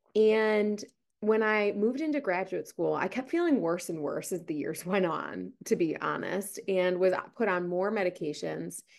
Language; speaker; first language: English; native; English